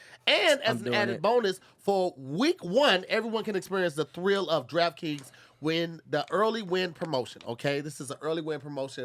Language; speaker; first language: English; native; English